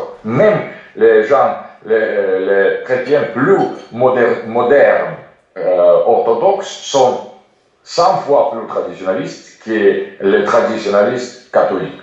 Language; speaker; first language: French; non-native, fluent; Russian